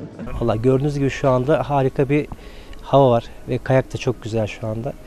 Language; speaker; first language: Turkish; native; Turkish